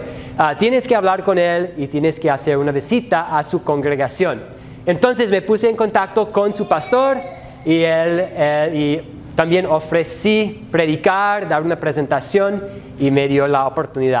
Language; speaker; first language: Spanish; non-native, fluent; English